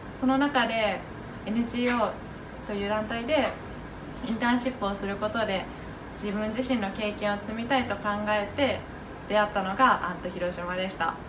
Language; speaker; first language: Japanese; native; Japanese